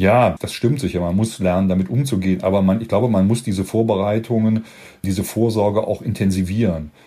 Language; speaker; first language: German; native; German